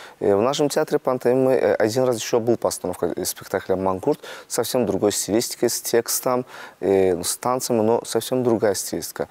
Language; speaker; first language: Russian; non-native, local second language; Azerbaijani